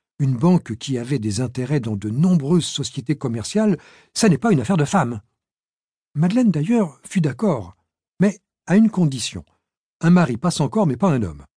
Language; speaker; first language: French; native; French